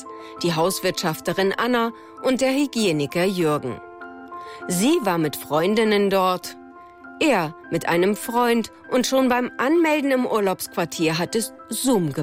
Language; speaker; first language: German; native; German